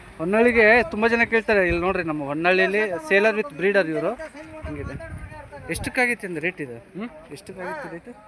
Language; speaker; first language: Kannada; native; Kannada